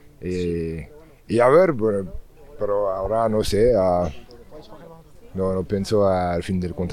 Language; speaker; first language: Spanish; non-native, learner; French